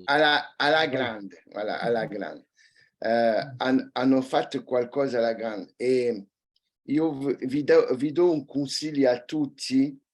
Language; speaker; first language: Italian; early bilingual, heritage; French